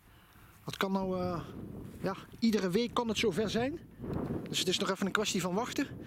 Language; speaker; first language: Dutch; native; Dutch